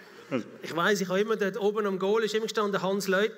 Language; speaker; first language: German; native; German